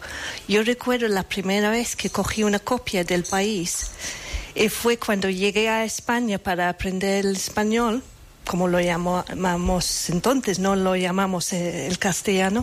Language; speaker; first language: Spanish; non-native, fluent; English